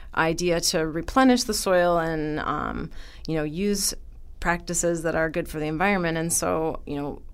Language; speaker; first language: English; native; English